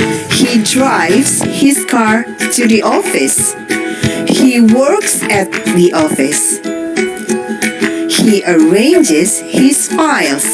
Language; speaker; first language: English; non-native, learner; Indonesian